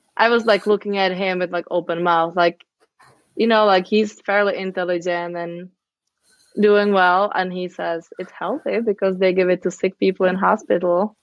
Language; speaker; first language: English; non-native, fluent; Czech